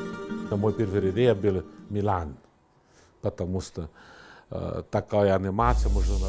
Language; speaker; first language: Russian; non-native, learner; Italian